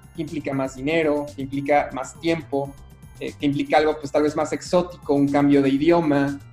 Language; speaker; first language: Spanish; native; Spanish